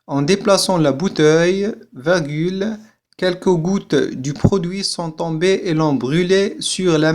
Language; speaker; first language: French; non-native, fluent; Arabic